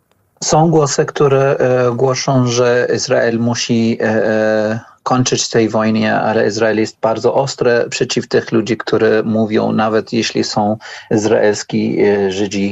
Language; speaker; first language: Polish; non-native, learner; Arabic